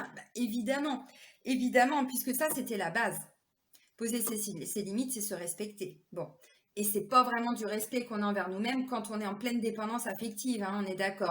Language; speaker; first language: French; native; French